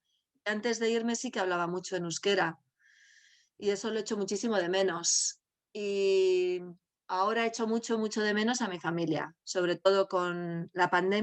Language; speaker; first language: Spanish; non-native, local second language; Basque